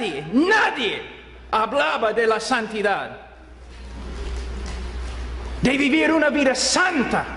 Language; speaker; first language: Spanish; non-native, fluent; English